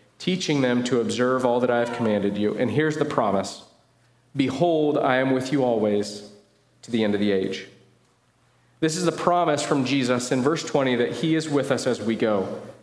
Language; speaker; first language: English; native; English